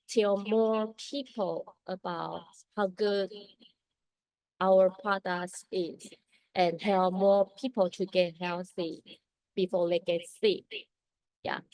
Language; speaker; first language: English; non-native, learner; Chinese